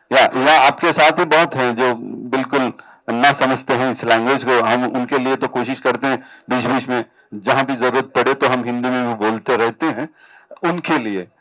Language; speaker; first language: Hindi; non-native, local second language; Telugu